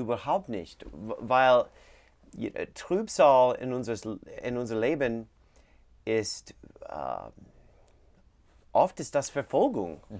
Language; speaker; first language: German; non-native, learner; English